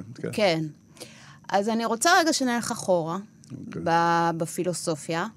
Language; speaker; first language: Hebrew; non-native, fluent; Spanish